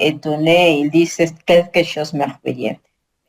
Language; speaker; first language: French; non-native, learner; Spanish